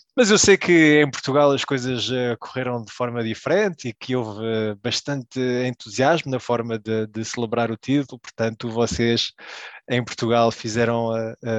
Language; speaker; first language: Portuguese; early bilingual, heritage; Portuguese